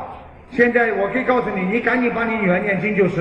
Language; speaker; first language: Chinese; native; Chinese